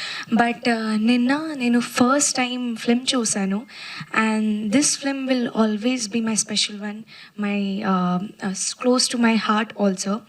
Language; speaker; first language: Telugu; non-native, learner; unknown